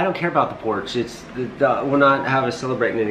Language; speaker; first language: English; native; English